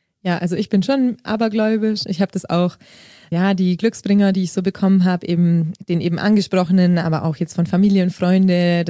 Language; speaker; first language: German; native; German